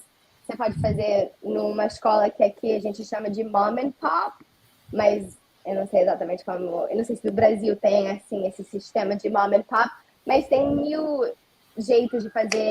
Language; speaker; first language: Portuguese; early bilingual, heritage; Portuguese